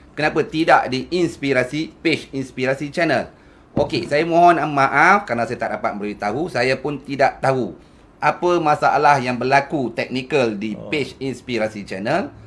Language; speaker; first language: Malay; native; Malay